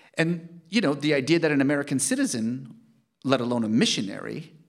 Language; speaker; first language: English; early bilingual, other home language; Persian